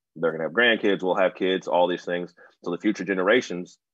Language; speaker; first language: English; native; English